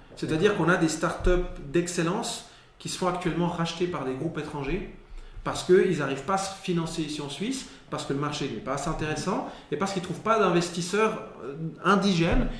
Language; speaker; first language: French; early bilingual, other home language; Spanish